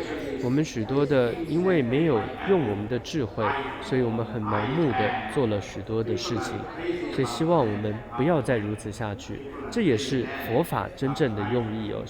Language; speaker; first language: Chinese; native; Chinese